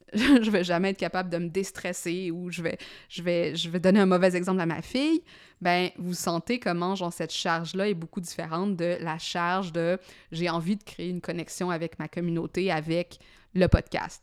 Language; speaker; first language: French; native; French